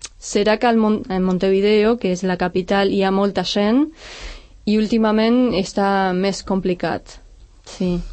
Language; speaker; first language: Catalan; non-native, fluent; Spanish